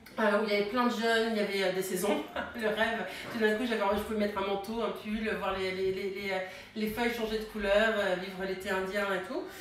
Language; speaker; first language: French; early bilingual, heritage; French